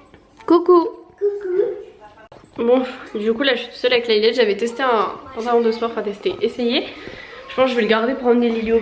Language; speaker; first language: French; native; French